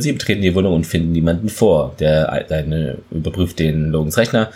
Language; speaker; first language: German; native; German